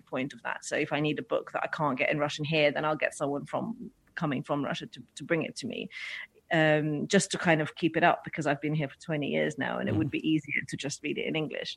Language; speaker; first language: English; non-native, fluent; Russian